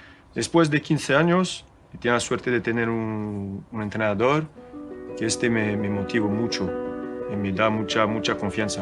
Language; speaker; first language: Spanish; non-native, learner; French